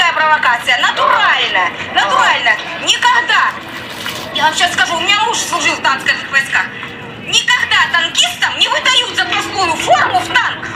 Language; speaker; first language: Russian; native; Russian